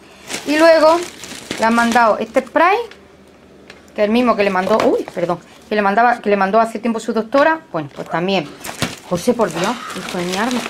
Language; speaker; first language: Spanish; native; Spanish